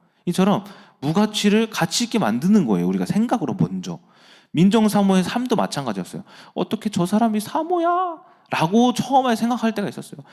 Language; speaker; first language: Korean; native; Korean